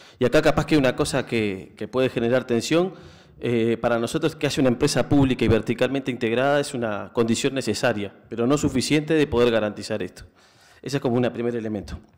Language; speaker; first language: Spanish; native; Spanish